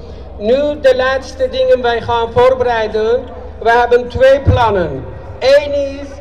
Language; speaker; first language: Dutch; non-native, fluent; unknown